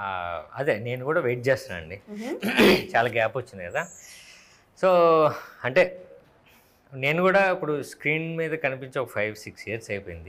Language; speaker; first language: Telugu; native; Telugu